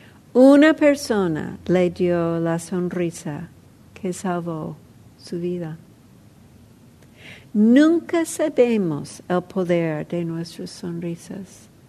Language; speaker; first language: Spanish; non-native, fluent; English